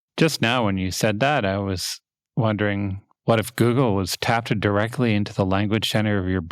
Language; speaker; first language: English; native; English